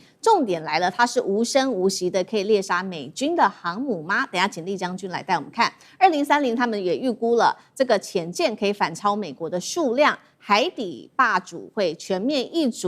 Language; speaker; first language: Chinese; native; Chinese